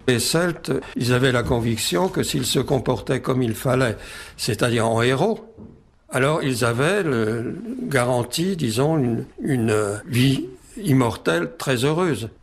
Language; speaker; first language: French; non-native, fluent; Czech